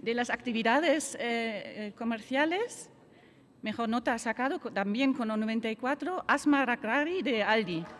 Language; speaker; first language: Spanish; native; Spanish